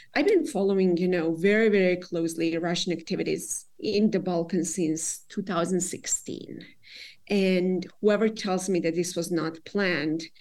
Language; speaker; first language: English; non-native, fluent; Serbian